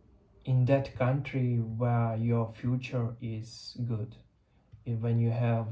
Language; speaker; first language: English; non-native, learner; Russian